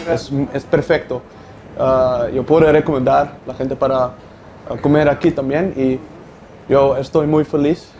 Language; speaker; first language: Spanish; non-native, learner; Dutch